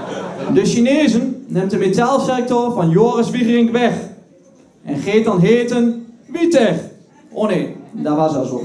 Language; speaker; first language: Dutch; native; Dutch